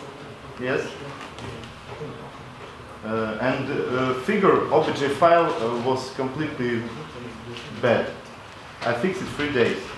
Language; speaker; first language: English; non-native, local second language; Latvian